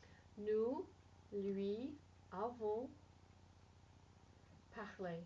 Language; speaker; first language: French; non-native, fluent; English